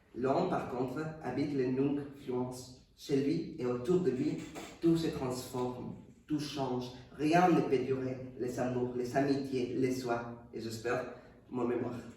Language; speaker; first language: French; non-native, fluent; Spanish